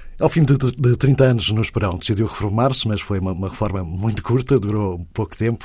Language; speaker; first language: Portuguese; native; Portuguese